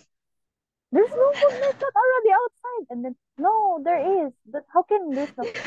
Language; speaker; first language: English; non-native, local second language; Cebuano